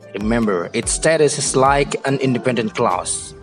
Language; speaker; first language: English; non-native, fluent; Indonesian